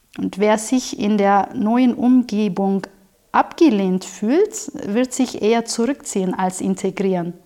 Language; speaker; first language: German; non-native, fluent; Turkish